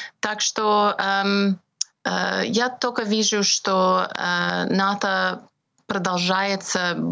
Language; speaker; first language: Russian; non-native, fluent; English